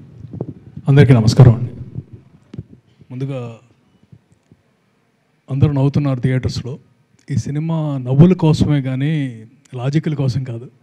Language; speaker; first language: Telugu; native; Telugu